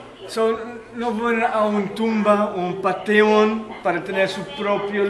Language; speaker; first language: Spanish; non-native, fluent; Dutch